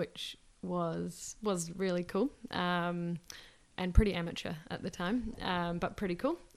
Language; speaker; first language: English; native; English